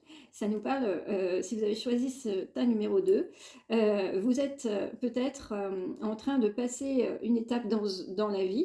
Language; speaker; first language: French; native; French